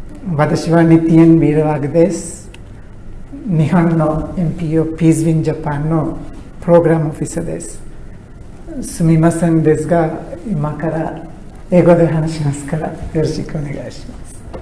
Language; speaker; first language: Japanese; non-native, learner; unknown